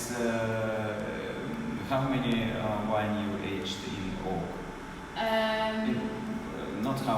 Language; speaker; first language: English; non-native, learner; Russian